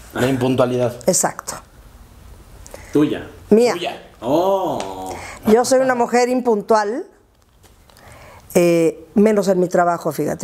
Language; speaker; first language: Spanish; native; Spanish